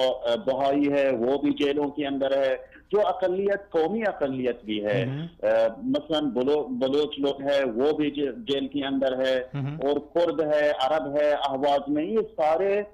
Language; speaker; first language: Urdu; non-native, fluent; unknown